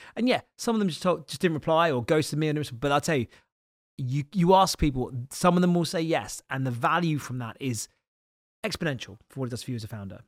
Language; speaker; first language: English; native; English